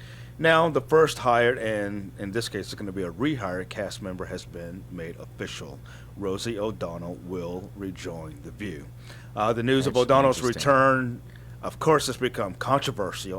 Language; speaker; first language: English; native; English